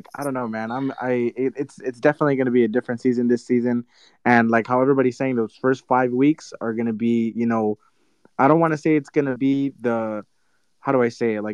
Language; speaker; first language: English; native; English